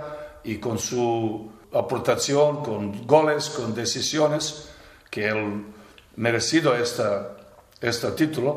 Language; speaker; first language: Spanish; non-native, fluent; Serbian